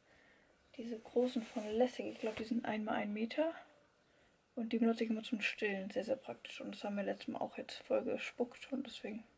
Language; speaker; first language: German; native; German